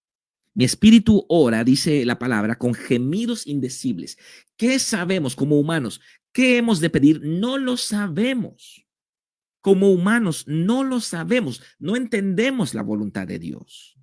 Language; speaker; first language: Spanish; native; Spanish